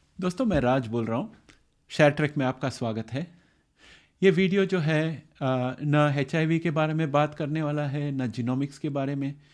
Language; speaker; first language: Hindi; non-native, local second language; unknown